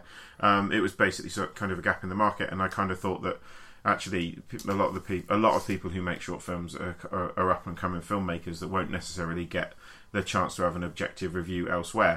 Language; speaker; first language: English; native; English